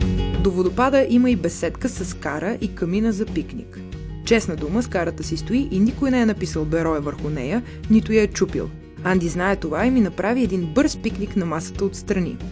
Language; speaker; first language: Bulgarian; native; Bulgarian